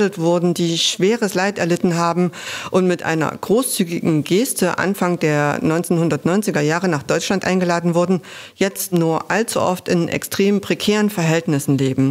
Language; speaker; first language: German; native; German